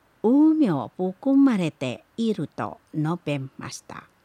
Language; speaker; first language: Japanese; non-native, learner; Indonesian